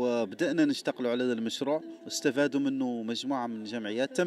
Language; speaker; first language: Arabic; native; Arabic